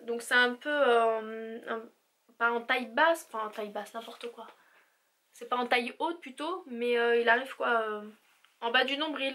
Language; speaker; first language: French; native; French